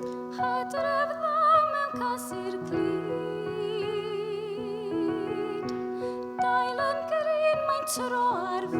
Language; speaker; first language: Welsh; native; Welsh